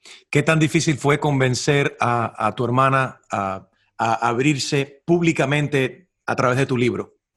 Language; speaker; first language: Spanish; early bilingual, heritage; Spanish